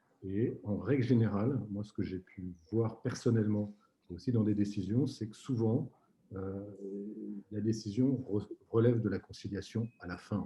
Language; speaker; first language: French; native; French